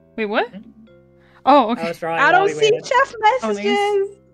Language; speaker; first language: English; native; English